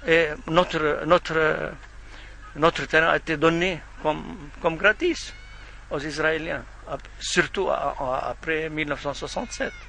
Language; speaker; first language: French; non-native, fluent; Arabic